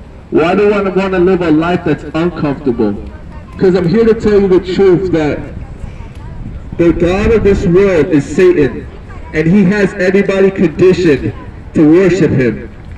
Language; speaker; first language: English; native; English